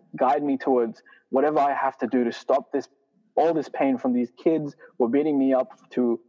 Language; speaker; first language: English; non-native, fluent; Arabic